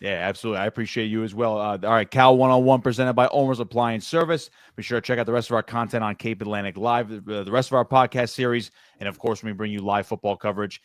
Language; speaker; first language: English; native; English